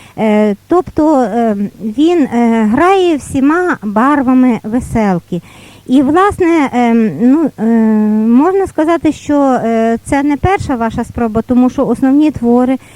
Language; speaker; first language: Ukrainian; native; Ukrainian